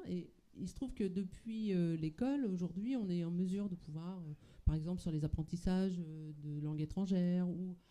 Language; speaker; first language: French; native; French